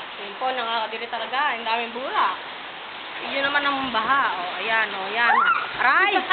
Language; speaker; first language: Filipino; native; Filipino